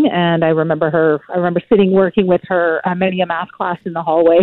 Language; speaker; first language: English; native; English